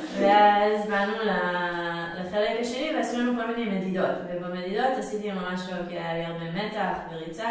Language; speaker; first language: Hebrew; early bilingual, heritage; Hebrew